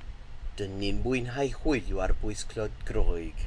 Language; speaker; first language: Welsh; non-native, learner; English